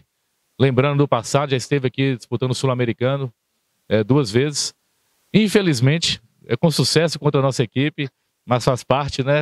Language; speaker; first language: Portuguese; native; Portuguese